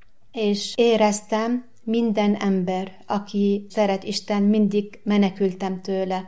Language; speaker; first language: Hungarian; non-native, learner; Arabic